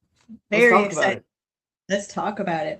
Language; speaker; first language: English; native; English